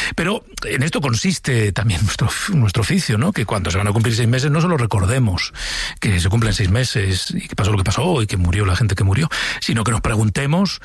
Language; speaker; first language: Spanish; native; Spanish